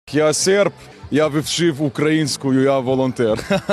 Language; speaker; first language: Ukrainian; non-native, learner; Serbian